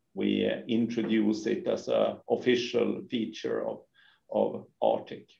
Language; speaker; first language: English; non-native, fluent; Swedish